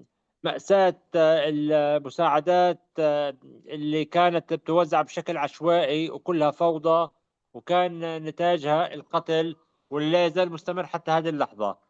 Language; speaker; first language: Arabic; native; Arabic